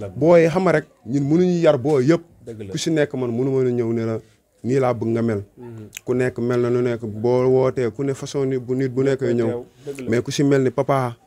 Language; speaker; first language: Wolof; non-native, local second language; Serer